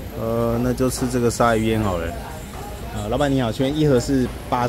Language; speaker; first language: Chinese; native; Chinese